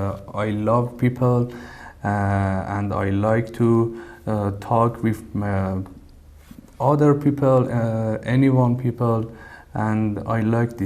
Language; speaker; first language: English; non-native, learner; Persian